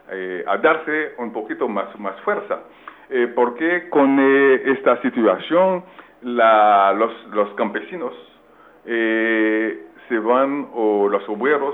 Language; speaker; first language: Spanish; non-native, local second language; Haitian Creole